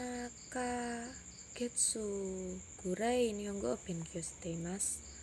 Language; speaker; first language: Japanese; non-native, learner; Indonesian